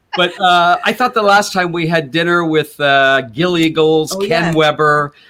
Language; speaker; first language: English; native; English